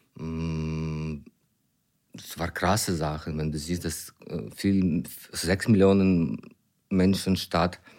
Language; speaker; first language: German; non-native, fluent; Ukrainian